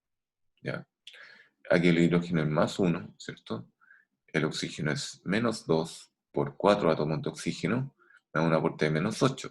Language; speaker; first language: Spanish; native; Spanish